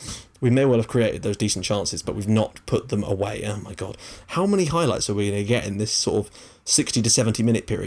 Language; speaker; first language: English; native; English